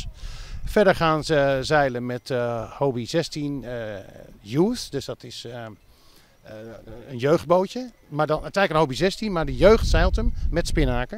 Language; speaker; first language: Dutch; native; Dutch